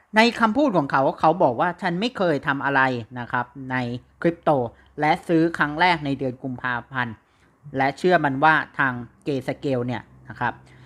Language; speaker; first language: Thai; native; Thai